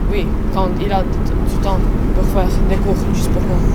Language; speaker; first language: French; non-native, learner; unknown